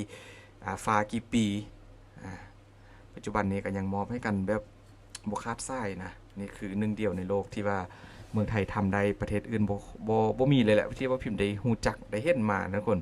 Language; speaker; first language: Thai; non-native, local second language; Northeastern Thai